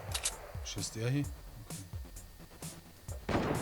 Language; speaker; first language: German; native; German